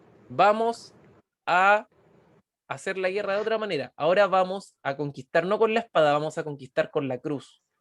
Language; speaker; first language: Spanish; native; Spanish